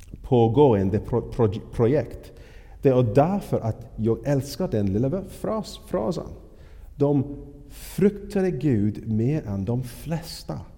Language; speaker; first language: Swedish; non-native, fluent; English